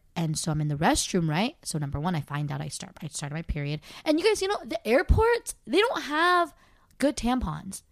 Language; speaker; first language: English; native; English